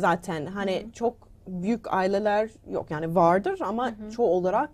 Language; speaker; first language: Turkish; non-native, learner; English